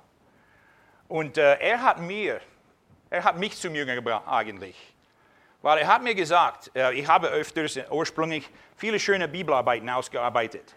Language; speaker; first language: German; non-native, fluent; English